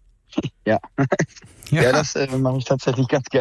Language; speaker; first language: German; native; German